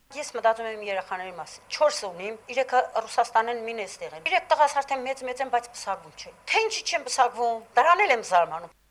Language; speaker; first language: Armenian; native; Armenian